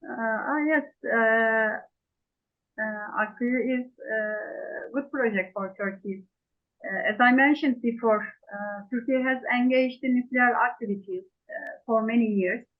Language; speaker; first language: English; non-native, fluent; Turkish